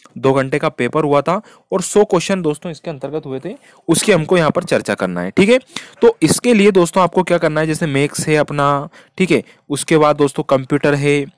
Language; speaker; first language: Hindi; native; Hindi